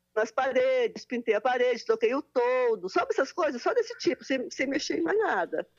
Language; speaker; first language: Portuguese; native; Portuguese